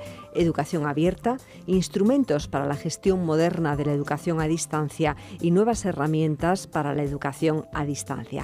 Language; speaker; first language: Spanish; native; Spanish